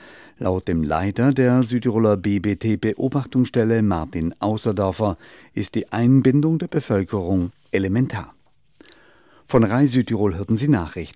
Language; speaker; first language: German; native; German